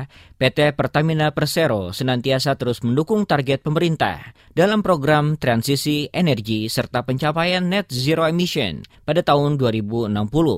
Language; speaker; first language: Indonesian; native; Indonesian